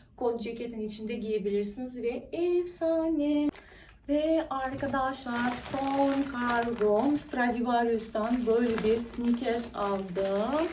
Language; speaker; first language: Turkish; non-native, fluent; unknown